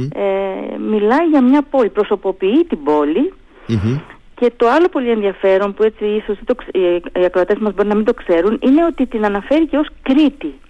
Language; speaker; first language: Greek; native; Greek